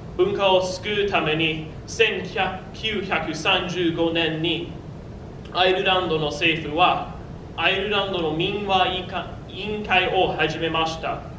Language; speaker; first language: Japanese; non-native, learner; English